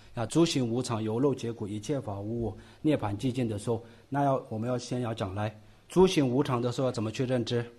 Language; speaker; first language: Chinese; non-native, local second language; Tibetan